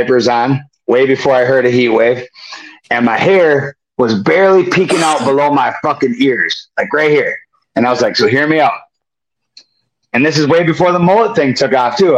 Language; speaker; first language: English; native; English